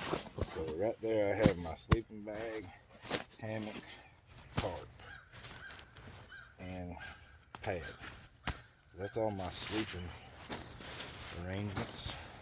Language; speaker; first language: English; native; English